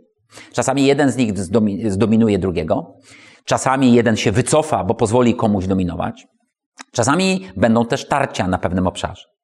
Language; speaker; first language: Polish; native; Polish